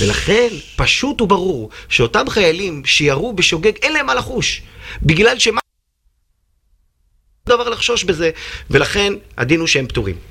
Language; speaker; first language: Hebrew; native; Hebrew